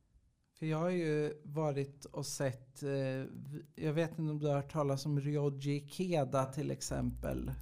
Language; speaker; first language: Swedish; native; Swedish